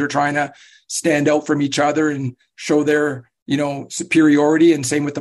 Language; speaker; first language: English; native; English